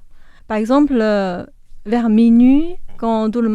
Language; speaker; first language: French; non-native, fluent; Chinese